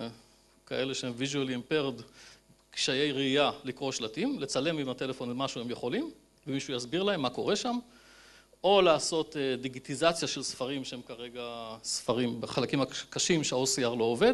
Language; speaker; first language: Hebrew; native; Hebrew